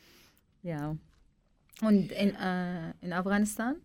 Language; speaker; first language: German; non-native, learner; Arabic